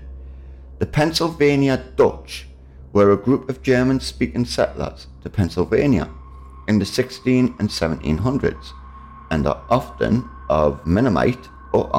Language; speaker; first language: English; native; English